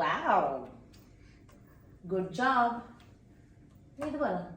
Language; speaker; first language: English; non-native, local second language; Malayalam